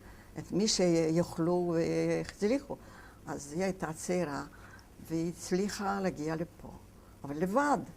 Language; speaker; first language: Hebrew; non-native, fluent; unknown